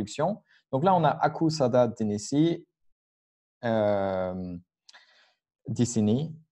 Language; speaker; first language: Indonesian; non-native, learner; French